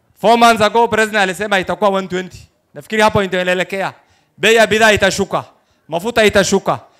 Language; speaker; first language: Swahili; non-native, local second language; Somali